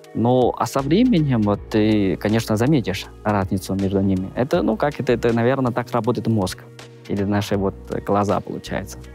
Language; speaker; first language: Russian; non-native, fluent; Chinese